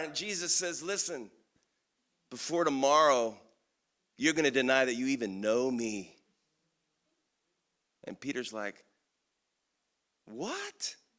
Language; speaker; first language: English; native; English